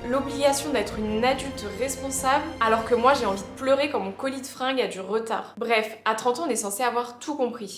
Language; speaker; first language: French; native; French